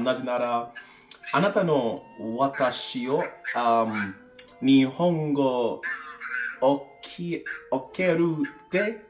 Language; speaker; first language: Japanese; non-native, learner; English